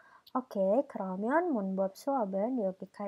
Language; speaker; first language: Korean; non-native, fluent; Indonesian